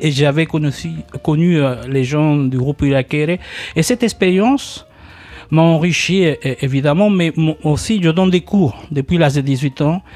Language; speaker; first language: French; non-native, fluent; Spanish